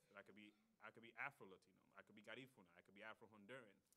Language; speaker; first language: English; native; English